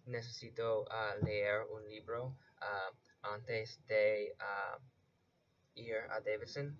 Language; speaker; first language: Spanish; non-native, learner; English